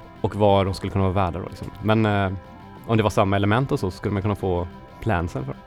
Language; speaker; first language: Swedish; native; Swedish